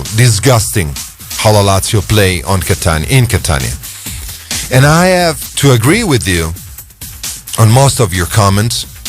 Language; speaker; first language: English; non-native, fluent; Italian